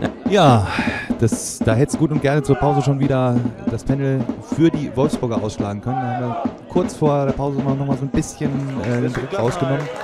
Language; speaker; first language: German; native; German